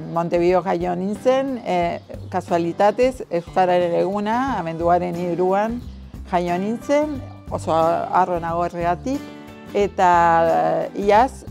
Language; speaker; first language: Basque; non-native, learner; Spanish